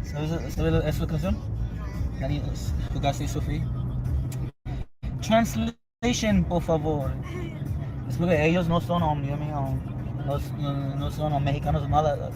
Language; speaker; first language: Spanish; early bilingual, heritage; English